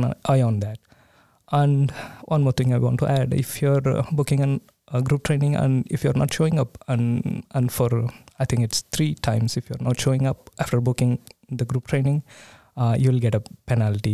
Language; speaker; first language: English; non-native, local second language; Tamil